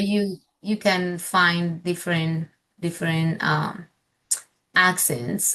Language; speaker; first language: English; non-native, fluent; Spanish